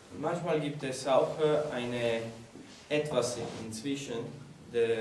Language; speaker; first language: German; non-native, learner; Italian